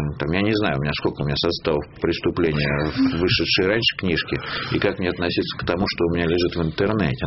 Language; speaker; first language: Russian; native; Russian